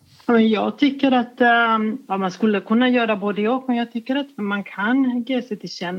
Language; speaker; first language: Swedish; non-native, fluent; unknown